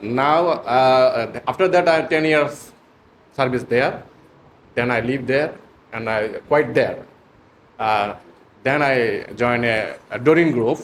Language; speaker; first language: English; non-native, learner; Bangla